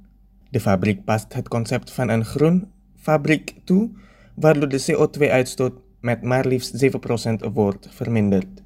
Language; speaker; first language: Dutch; non-native, fluent; Indonesian